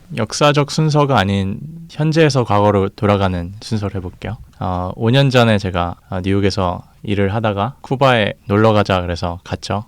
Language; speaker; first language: Korean; native; Korean